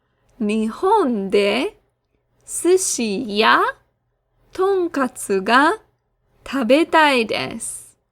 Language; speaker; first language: Japanese; non-native, fluent; English